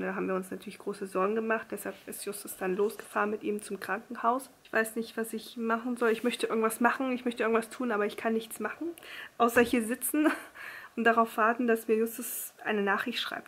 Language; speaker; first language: German; native; German